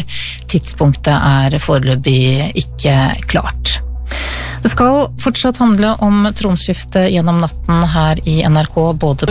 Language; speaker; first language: Norwegian; native; Norwegian